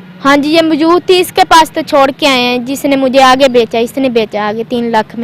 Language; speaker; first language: Hindi; non-native, local second language; Punjabi